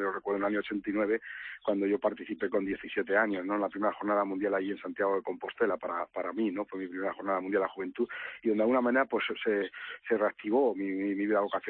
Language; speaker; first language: Spanish; native; Spanish